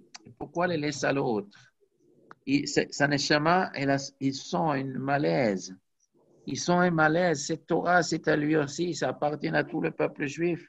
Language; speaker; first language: French; native; French